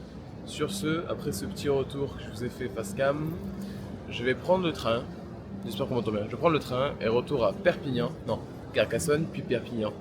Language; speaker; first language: French; native; French